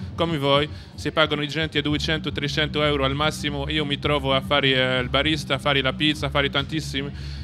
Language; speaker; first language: Italian; non-native, fluent; Arabic